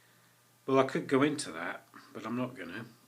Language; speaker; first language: English; native; English